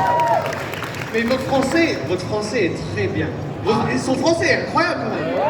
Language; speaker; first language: French; non-native, fluent; English